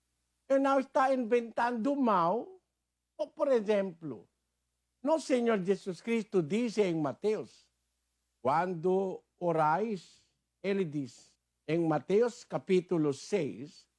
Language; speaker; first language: Portuguese; non-native, learner; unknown